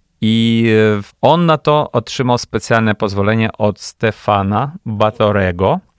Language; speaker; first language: Polish; non-native, fluent; Ukrainian